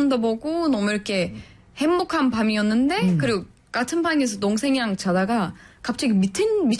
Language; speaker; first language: Korean; non-native, fluent; Turkish